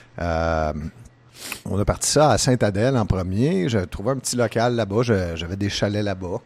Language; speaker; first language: French; native; French